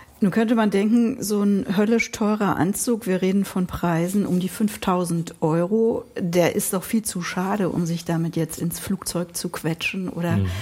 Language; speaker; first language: German; native; German